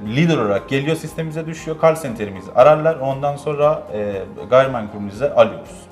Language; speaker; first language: Turkish; non-native, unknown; Persian